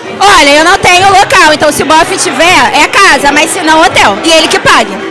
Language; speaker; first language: Portuguese; native; Portuguese